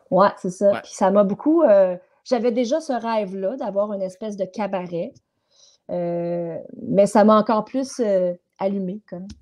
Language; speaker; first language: French; native; French